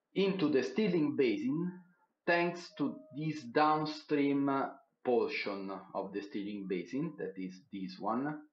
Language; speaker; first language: English; non-native, fluent; Italian